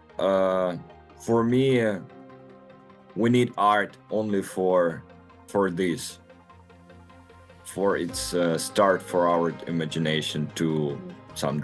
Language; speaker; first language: English; non-native, learner; Russian